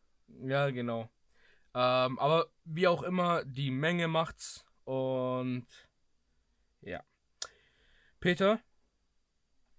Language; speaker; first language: German; early bilingual, other home language; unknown